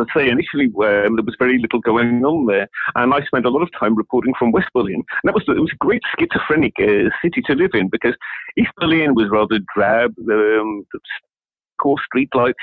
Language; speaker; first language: English; native; English